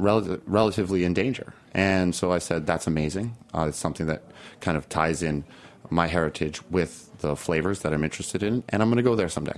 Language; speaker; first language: English; native; English